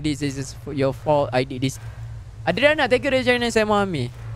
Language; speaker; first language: English; non-native, local second language; Malay